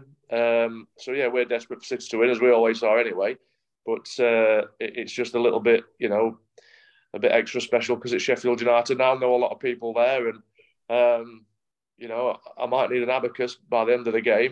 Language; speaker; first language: English; native; English